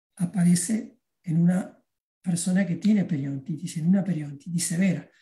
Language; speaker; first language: Spanish; native; Spanish